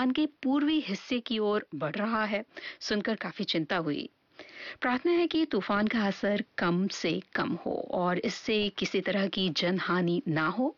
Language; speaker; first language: Hindi; native; Hindi